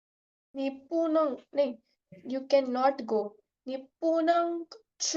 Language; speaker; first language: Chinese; non-native, learner; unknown